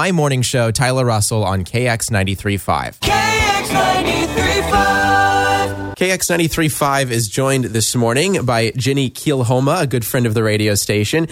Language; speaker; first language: English; native; English